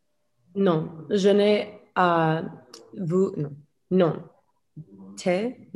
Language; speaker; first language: French; non-native, learner; English